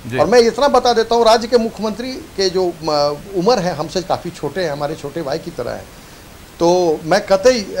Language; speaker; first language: Hindi; native; Hindi